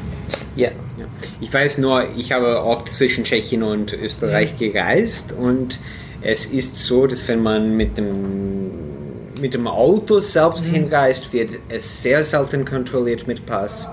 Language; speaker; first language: German; non-native, fluent; English